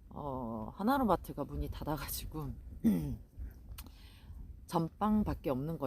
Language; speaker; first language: Korean; native; Korean